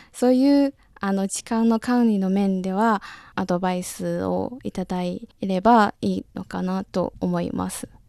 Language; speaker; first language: Japanese; non-native, fluent; Chinese